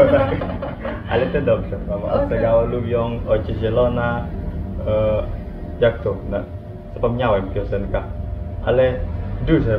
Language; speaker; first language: Polish; non-native, learner; Balinese